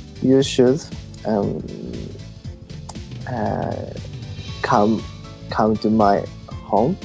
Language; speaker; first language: English; non-native, learner; Japanese